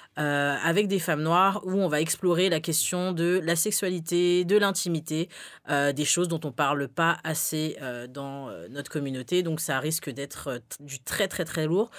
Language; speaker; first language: French; early bilingual, other home language; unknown